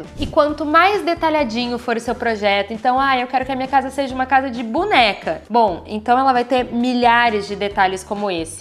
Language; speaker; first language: Portuguese; native; Portuguese